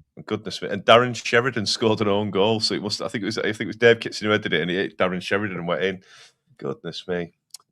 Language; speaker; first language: English; native; English